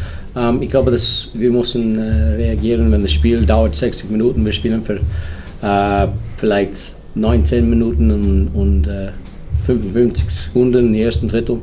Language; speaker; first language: German; non-native, learner; English